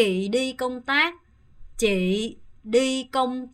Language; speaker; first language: Vietnamese; non-native, fluent; Korean